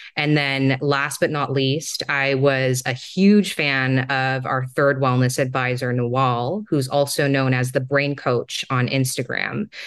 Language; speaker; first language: English; native; English